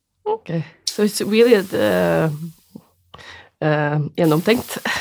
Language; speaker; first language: English; non-native, learner; Norwegian